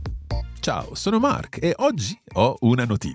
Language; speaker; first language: Italian; non-native, fluent; English